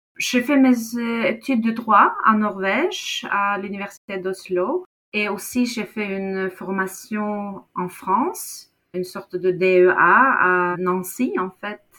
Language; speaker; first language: French; non-native, fluent; Norwegian